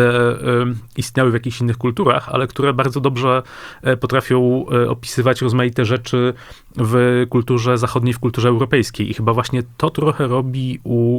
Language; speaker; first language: Polish; native; Polish